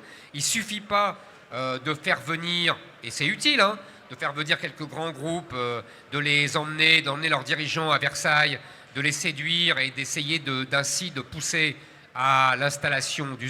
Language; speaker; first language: French; native; French